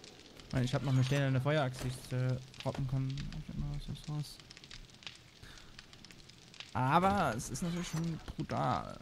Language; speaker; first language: German; native; German